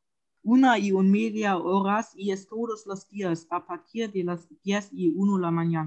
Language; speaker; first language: Spanish; non-native, learner; German